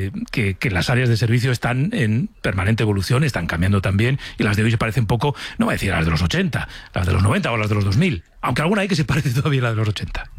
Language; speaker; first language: Spanish; native; Spanish